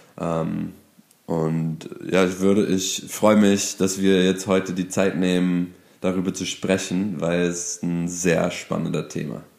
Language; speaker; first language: German; non-native, fluent; English